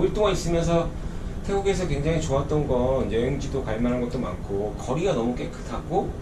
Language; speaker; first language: Korean; native; Korean